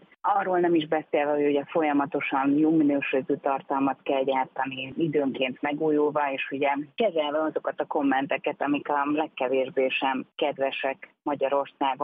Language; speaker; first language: Hungarian; native; Hungarian